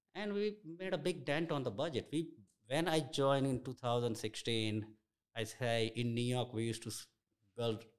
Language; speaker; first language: English; non-native, local second language; Gujarati